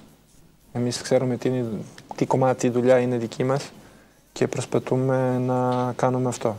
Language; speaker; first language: Greek; non-native, fluent; Serbian